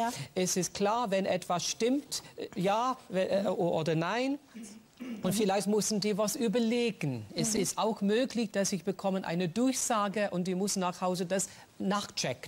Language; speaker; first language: German; non-native, fluent; English